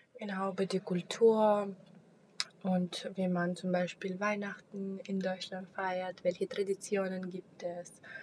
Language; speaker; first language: German; non-native, fluent; Russian